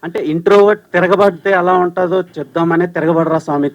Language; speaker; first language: Telugu; native; Telugu